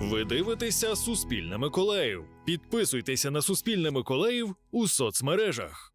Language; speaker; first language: Ukrainian; native; Ukrainian